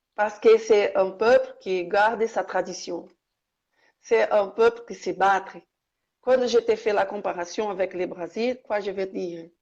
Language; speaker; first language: French; non-native, learner; Portuguese